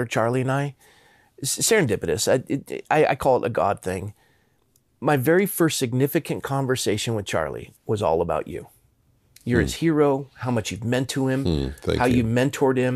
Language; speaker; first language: English; native; English